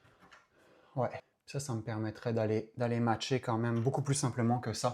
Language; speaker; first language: French; native; French